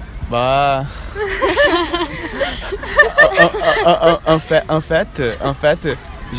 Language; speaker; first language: French; non-native, fluent; Portuguese